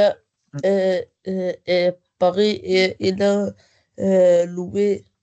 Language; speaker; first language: French; non-native, learner; Arabic